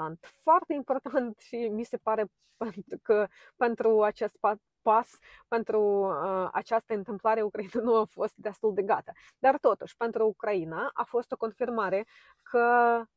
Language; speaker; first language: Romanian; non-native, fluent; Ukrainian